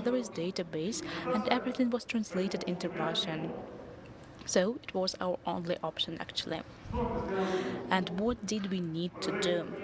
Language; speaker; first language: English; non-native, fluent; Russian